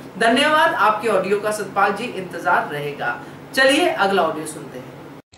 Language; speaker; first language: Hindi; native; Hindi